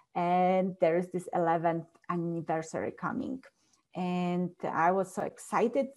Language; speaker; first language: English; non-native, fluent; Polish